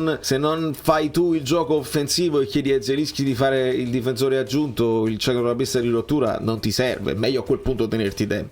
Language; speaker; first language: Italian; native; Italian